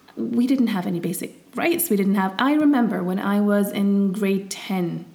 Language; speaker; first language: English; early bilingual, heritage; Arabic